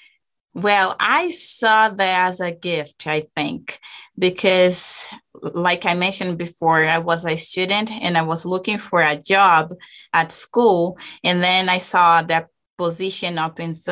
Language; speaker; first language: English; non-native, fluent; Portuguese